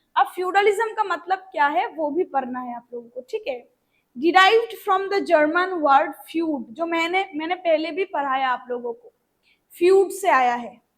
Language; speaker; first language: Hindi; non-native, local second language; Bangla